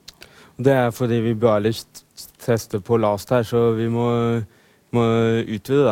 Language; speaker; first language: Norwegian; native; Norwegian